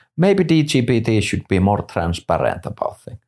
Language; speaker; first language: English; non-native, fluent; Finnish